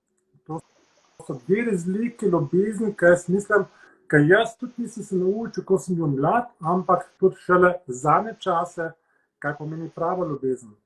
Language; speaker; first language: Slovenian; early bilingual, heritage; Slovenian